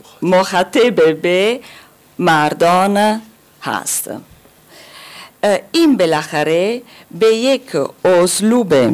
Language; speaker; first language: Persian; non-native, learner; German